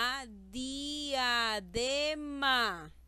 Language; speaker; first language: Spanish; native; Spanish